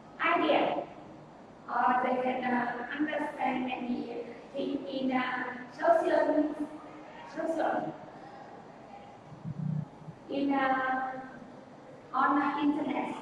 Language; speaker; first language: English; non-native, learner; Vietnamese